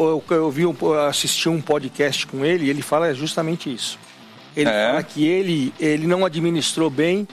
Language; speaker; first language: Portuguese; native; Portuguese